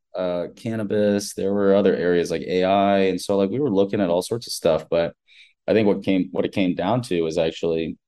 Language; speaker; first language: English; native; English